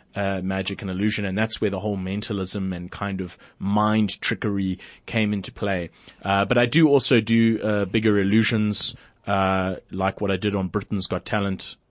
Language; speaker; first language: English; native; English